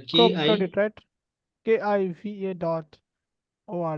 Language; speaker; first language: English; non-native, learner; Bangla